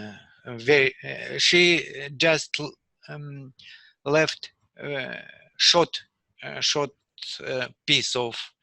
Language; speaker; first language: English; non-native, learner; Russian